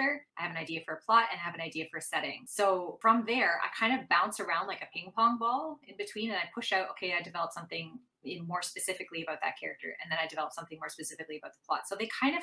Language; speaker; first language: English; native; English